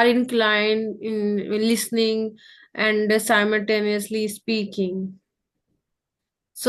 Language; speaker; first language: English; non-native, local second language; Hindi